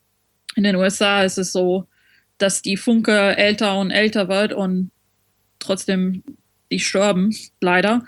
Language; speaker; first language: German; non-native, fluent; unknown